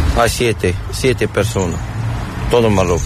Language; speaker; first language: Spanish; non-native, learner; Arabic